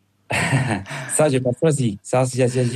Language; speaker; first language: French; non-native, fluent; Spanish